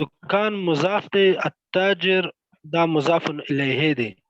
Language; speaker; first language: Arabic; non-native, learner; Pashto